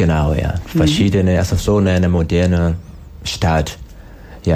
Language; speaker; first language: German; non-native, learner; Swahili